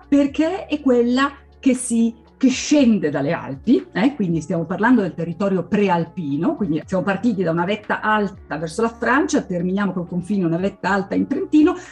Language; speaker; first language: Italian; non-native, fluent; Swiss German